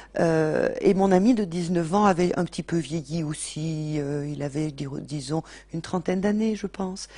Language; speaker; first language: French; native; French